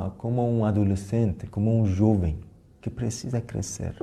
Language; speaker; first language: Portuguese; non-native, fluent; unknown